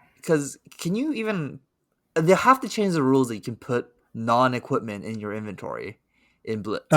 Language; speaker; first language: English; native; English